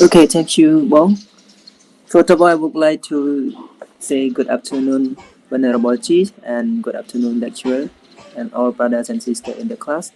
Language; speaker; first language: English; non-native, learner; Khmer